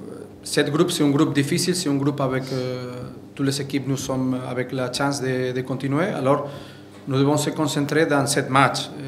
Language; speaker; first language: French; non-native, fluent; Spanish